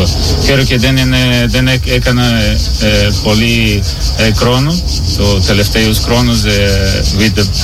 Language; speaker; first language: Greek; non-native, learner; Portuguese